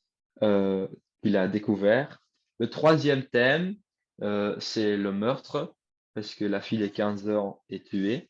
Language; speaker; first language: French; non-native, learner; Dutch